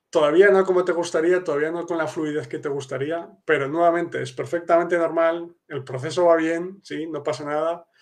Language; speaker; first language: Spanish; native; Spanish